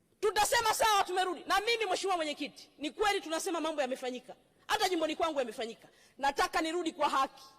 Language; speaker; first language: Swahili; native; Swahili